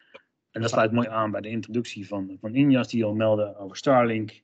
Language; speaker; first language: Dutch; native; Dutch